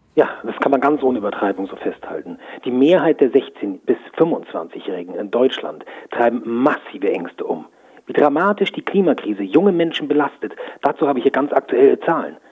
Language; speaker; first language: German; native; German